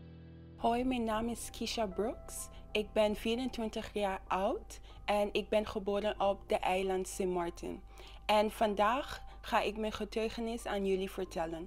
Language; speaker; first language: Dutch; non-native, local second language; English